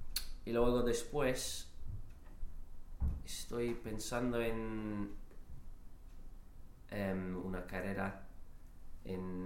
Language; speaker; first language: Spanish; non-native, learner; English